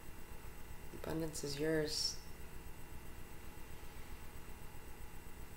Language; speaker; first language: English; native; English